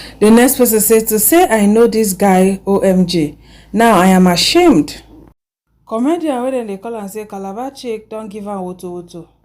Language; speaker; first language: Nigerian Pidgin; non-native, local second language; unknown